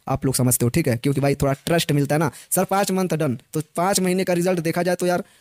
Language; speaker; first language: Hindi; native; Hindi